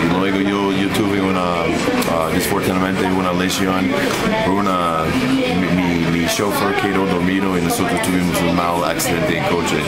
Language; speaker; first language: Spanish; non-native, fluent; English